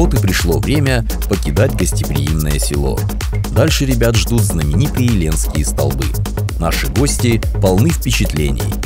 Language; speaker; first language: Russian; native; Russian